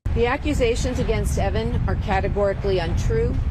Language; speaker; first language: English; native; English